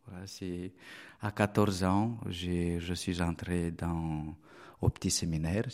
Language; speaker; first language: French; non-native, fluent; Romanian